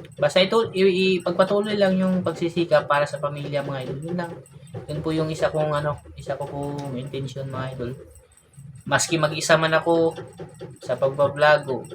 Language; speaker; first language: Filipino; native; Filipino